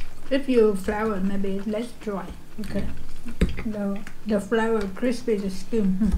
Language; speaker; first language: English; non-native, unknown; Vietnamese